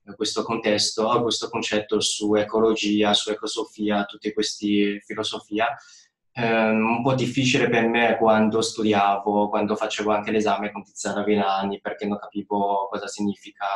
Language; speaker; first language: Italian; non-native, learner; Chinese